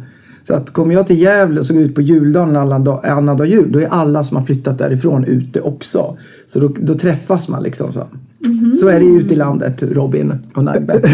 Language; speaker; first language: Swedish; native; Swedish